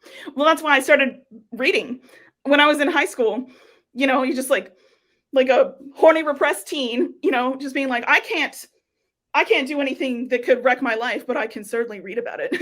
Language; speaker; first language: English; native; English